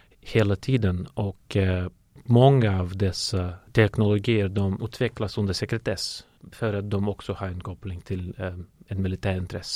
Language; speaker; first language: Swedish; non-native, fluent; Russian